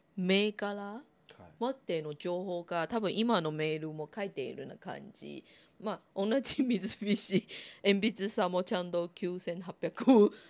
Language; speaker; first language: Japanese; non-native, fluent; Chinese